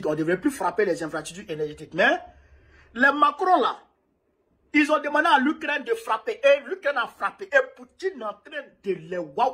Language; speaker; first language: French; non-native, local second language; Bambara